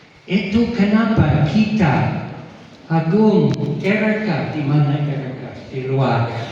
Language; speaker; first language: Indonesian; non-native, fluent; English